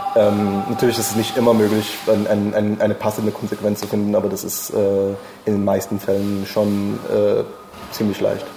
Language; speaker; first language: German; non-native, fluent; English